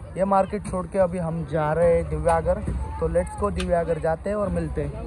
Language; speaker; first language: Hindi; non-native, local second language; Marathi